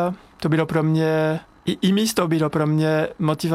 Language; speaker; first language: Czech; non-native, fluent; French